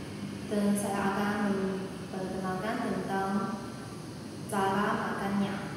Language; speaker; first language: Indonesian; non-native, learner; Chinese